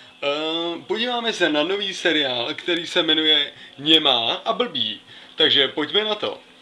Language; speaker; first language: Czech; native; Czech